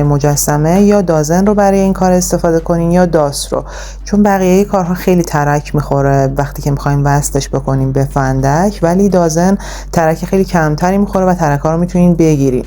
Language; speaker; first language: Persian; native; Persian